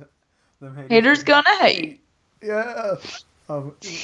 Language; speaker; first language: English; native; English